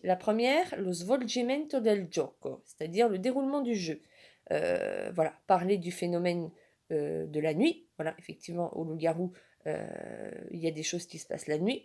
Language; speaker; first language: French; native; French